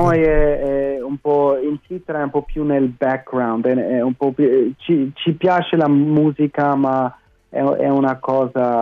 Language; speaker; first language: Italian; non-native, fluent; German